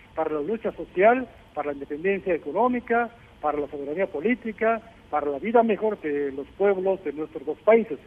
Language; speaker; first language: Spanish; non-native, fluent; Korean